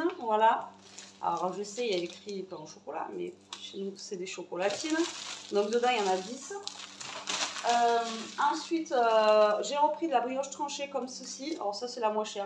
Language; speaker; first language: French; native; French